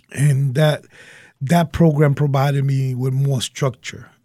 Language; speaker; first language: English; early bilingual, other home language; Spanish